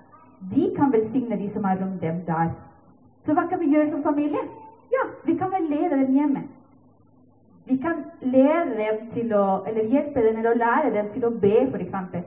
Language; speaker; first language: Norwegian; non-native, fluent; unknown